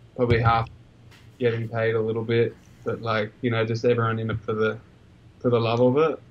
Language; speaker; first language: English; native; English